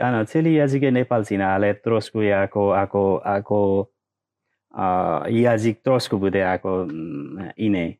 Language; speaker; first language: Slovak; non-native, learner; Nepali